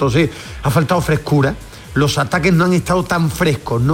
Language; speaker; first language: Spanish; native; Spanish